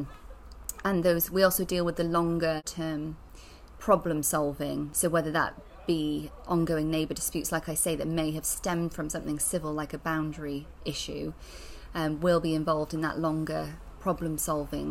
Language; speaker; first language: English; native; English